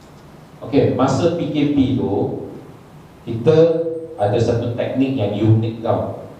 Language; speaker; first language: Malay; non-native, local second language; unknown